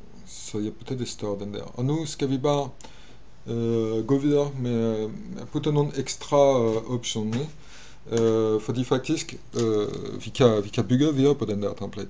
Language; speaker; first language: Danish; non-native, fluent; French